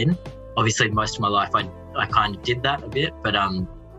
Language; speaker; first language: English; native; English